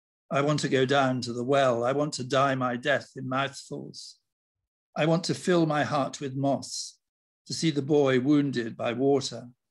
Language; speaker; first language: English; native; English